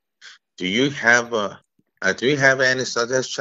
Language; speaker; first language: English; non-native, learner; Korean